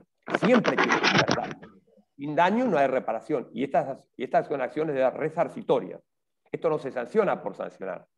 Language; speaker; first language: Spanish; native; Spanish